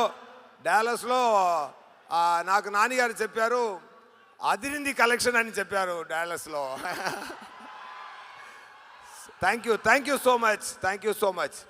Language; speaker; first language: Telugu; non-native, learner; Tamil